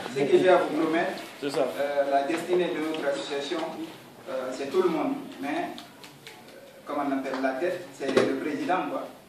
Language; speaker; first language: French; non-native, local second language; Fula